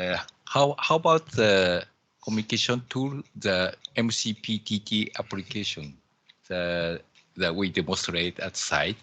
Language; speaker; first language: English; non-native, learner; Japanese